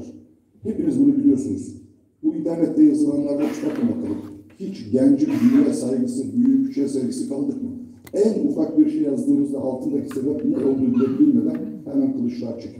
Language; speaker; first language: Turkish; native; Turkish